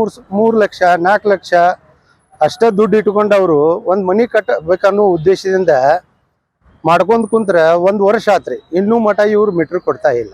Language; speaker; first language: Kannada; native; Kannada